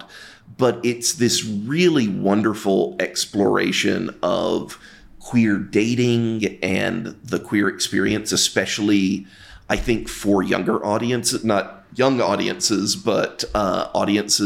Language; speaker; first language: English; native; English